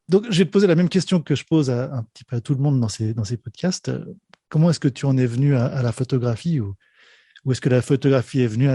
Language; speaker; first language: French; native; French